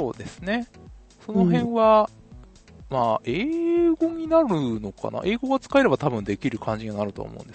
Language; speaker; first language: Japanese; native; Japanese